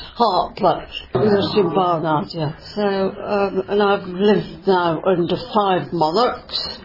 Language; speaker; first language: English; native; English